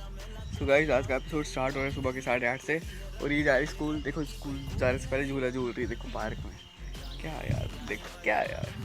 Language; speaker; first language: Hindi; native; Hindi